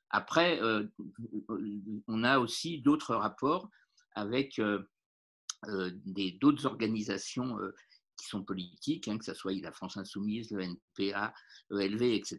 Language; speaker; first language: French; native; French